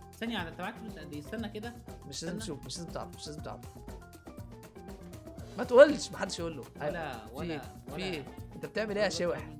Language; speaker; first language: Arabic; native; Arabic